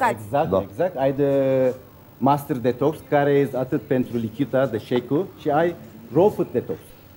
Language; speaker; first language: Romanian; non-native, learner; Turkish